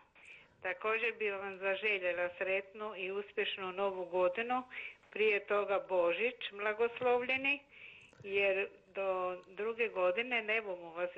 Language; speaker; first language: Croatian; native; Croatian